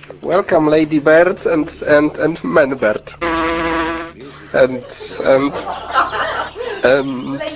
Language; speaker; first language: English; non-native, learner; Polish